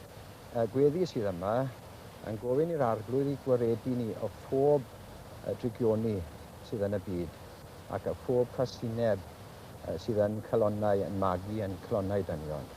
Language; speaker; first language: Welsh; native; Welsh